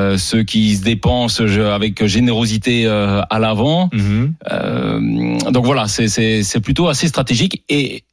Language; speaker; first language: French; native; French